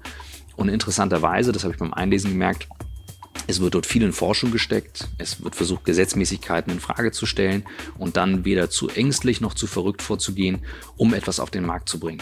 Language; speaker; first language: German; native; German